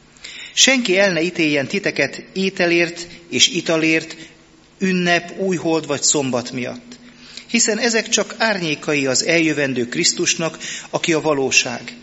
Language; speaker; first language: Hungarian; native; Hungarian